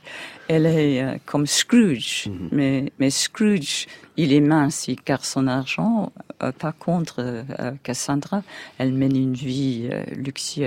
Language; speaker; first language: French; non-native, fluent; English